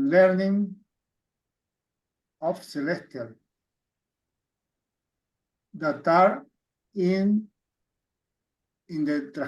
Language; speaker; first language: English; non-native, learner; Spanish